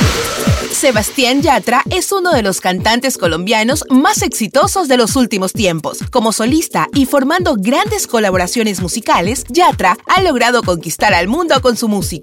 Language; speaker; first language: Spanish; native; Spanish